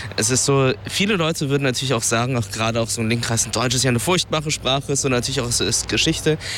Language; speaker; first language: German; early bilingual, other home language; Vietnamese